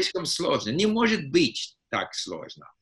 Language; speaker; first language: Russian; non-native, fluent; English